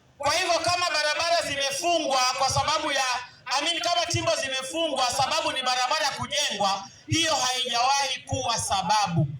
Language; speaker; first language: Swahili; non-native, local second language; Giryama